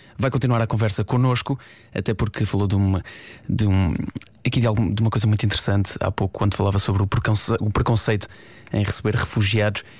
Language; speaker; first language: Portuguese; native; Portuguese